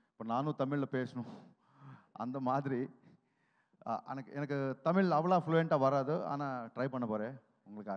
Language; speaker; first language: Tamil; non-native, learner; Telugu